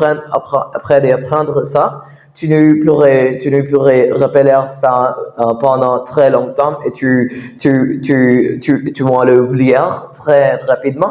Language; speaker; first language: French; non-native, learner; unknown